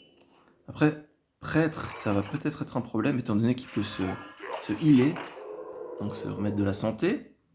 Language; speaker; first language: French; native; French